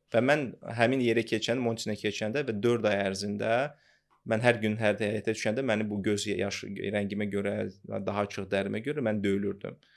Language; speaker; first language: Azerbaijani; non-native, local second language; Russian